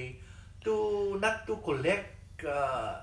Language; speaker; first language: English; non-native, local second language; Iloko